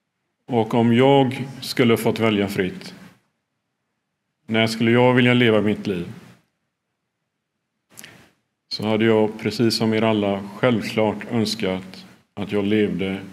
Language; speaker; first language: Swedish; early bilingual, other home language; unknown